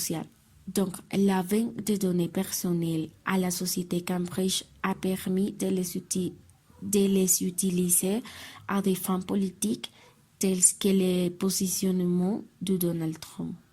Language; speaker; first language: French; non-native, learner; Spanish